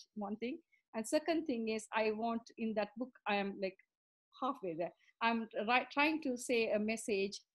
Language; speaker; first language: English; non-native, local second language; Tamil